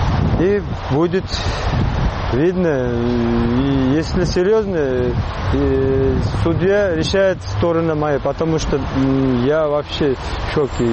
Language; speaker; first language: Russian; non-native, learner; Uzbek